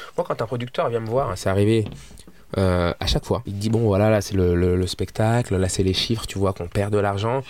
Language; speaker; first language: French; early bilingual, other home language; Arabic